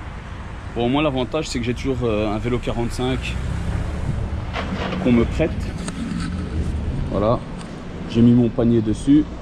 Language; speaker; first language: French; native; French